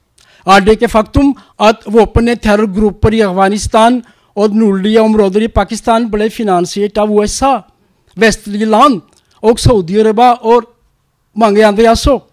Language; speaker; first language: Norwegian; non-native, learner; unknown